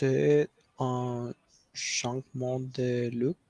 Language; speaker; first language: French; non-native, learner; Spanish